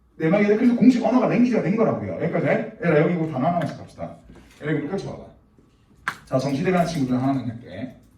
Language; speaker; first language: Korean; native; Korean